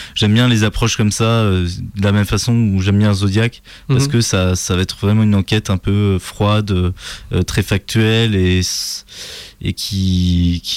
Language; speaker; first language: French; native; French